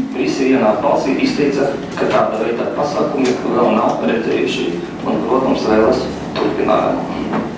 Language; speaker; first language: Latvian; non-native, local second language; Russian